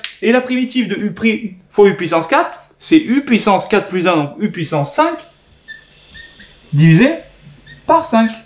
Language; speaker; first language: French; native; French